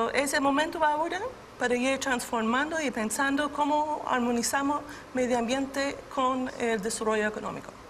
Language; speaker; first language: Spanish; non-native, fluent; English